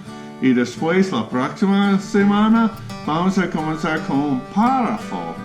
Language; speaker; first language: Spanish; non-native, fluent; English